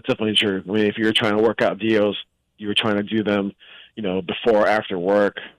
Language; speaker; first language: English; native; English